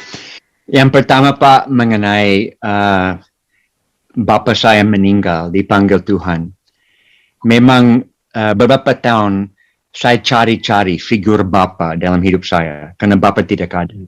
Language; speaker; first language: Indonesian; non-native, fluent; English